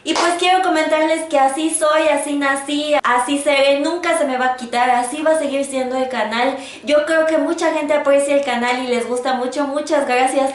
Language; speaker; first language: Spanish; native; Spanish